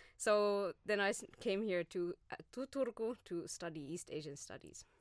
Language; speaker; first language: English; non-native, fluent; Finnish